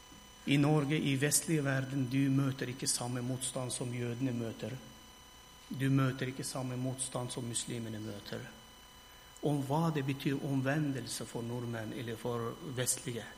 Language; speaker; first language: Norwegian; non-native, fluent; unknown